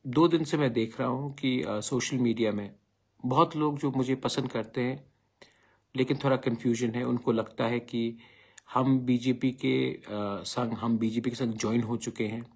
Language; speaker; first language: Hindi; non-native, local second language; Bangla